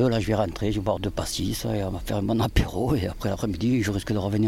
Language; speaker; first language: French; native; French